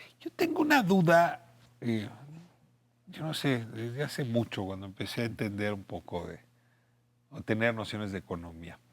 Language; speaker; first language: Spanish; native; Spanish